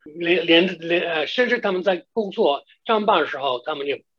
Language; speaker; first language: Chinese; non-native, fluent; English